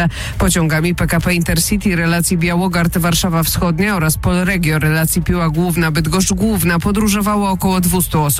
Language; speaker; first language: Polish; native; Polish